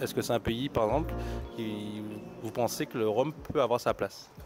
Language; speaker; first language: French; native; French